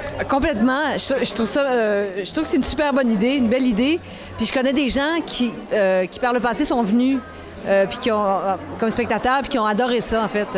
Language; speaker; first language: French; native; French